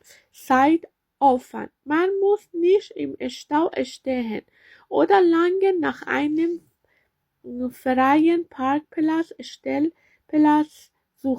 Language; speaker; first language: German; non-native, learner; Persian